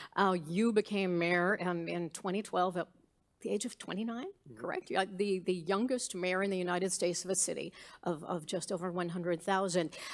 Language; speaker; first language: English; native; English